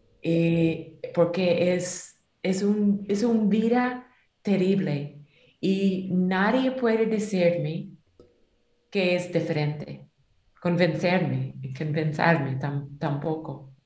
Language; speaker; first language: Spanish; non-native, learner; English